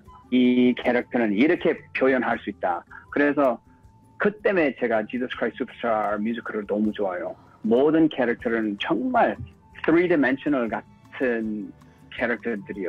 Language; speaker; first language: Korean; early bilingual, heritage; English